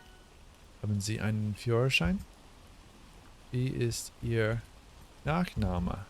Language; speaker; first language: German; non-native, learner; English